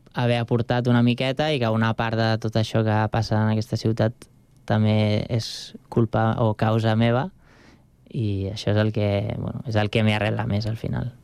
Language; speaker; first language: Catalan; native; Catalan